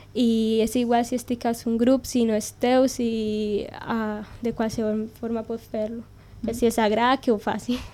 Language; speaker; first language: Catalan; non-native, learner; Spanish